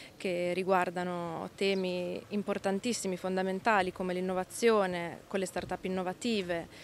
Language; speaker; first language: Italian; native; Italian